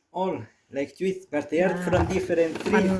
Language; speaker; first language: English; non-native, learner; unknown